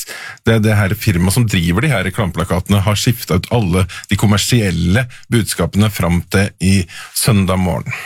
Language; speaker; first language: Norwegian; native; Norwegian